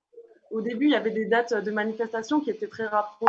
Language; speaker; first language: French; native; French